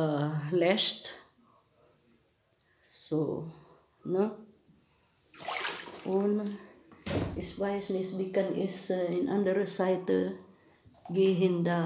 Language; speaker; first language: German; non-native, learner; Filipino